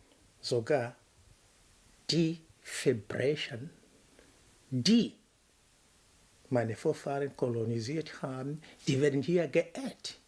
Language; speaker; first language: German; non-native, fluent; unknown